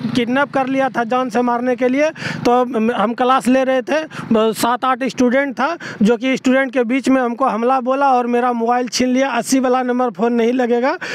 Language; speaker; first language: Hindi; native; Hindi